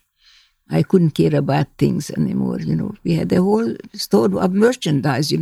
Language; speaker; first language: English; non-native, fluent; Hungarian